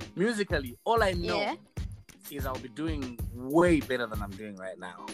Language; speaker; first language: English; non-native, local second language; Shona